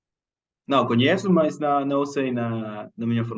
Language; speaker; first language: Portuguese; non-native, fluent; Spanish